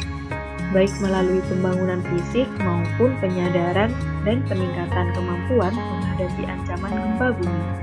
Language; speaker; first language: Indonesian; native; Indonesian